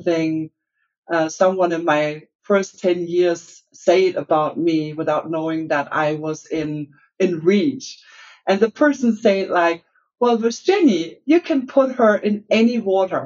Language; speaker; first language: English; non-native, fluent; German